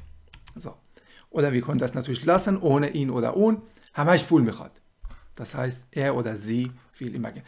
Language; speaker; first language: German; non-native, fluent; Persian